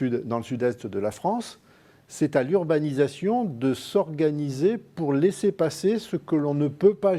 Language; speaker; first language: French; native; French